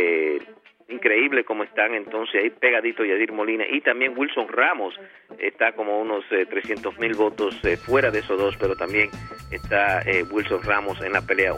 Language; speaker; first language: Spanish; native; Spanish